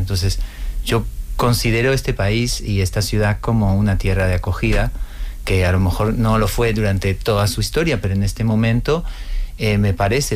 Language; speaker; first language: Spanish; non-native, fluent; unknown